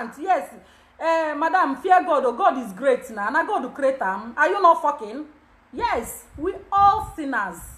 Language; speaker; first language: Nigerian Pidgin; non-native, local second language; Igbo